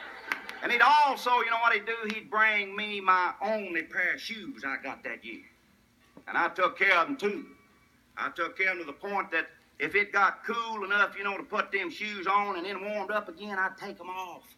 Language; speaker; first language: English; native; English